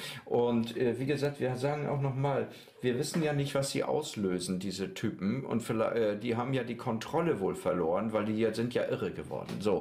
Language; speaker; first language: German; native; German